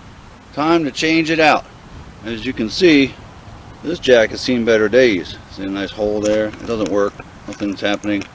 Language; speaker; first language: English; native; English